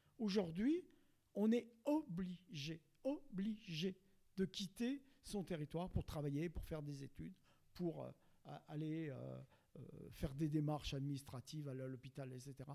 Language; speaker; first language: French; native; French